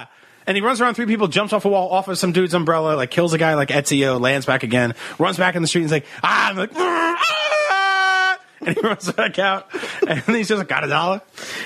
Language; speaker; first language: English; early bilingual, other home language; Italian